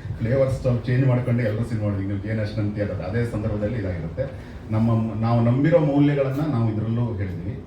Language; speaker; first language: Kannada; native; Kannada